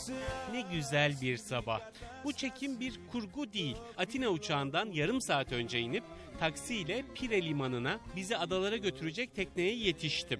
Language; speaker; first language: Turkish; native; Turkish